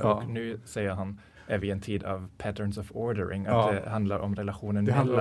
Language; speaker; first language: Swedish; non-native, fluent; German